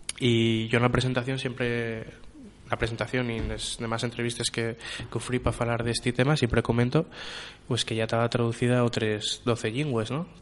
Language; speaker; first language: Spanish; native; Spanish